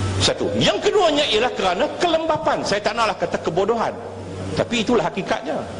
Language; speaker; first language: Malay; native; Malay